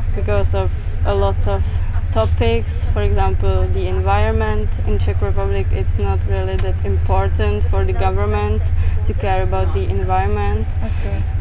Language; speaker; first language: English; non-native, fluent; Czech